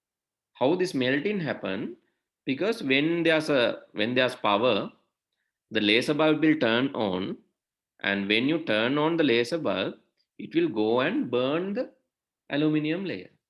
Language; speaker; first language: English; non-native, local second language; Sinhala